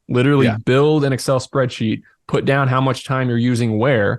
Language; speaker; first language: English; native; English